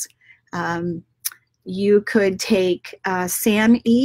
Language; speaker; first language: English; native; English